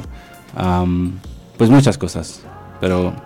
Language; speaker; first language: Spanish; early bilingual, heritage; Spanish